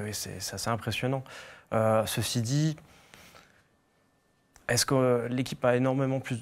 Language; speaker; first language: French; native; French